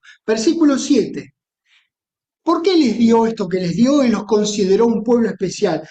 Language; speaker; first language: Spanish; native; Spanish